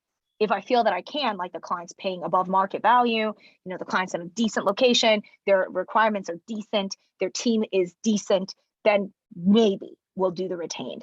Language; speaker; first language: English; early bilingual, other home language; Chinese